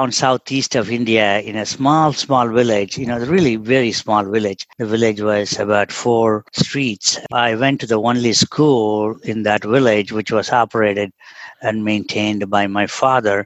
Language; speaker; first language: English; non-native, local second language; Tamil